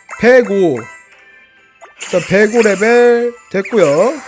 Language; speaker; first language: Korean; native; Korean